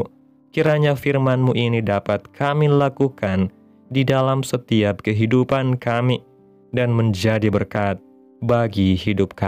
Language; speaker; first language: Indonesian; native; Indonesian